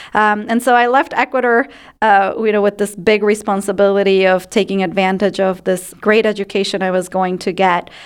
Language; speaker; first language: English; non-native, fluent; Spanish